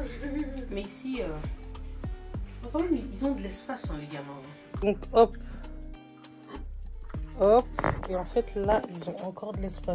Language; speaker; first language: French; native; French